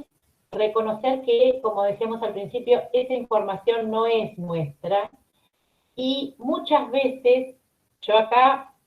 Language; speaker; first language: Spanish; native; Spanish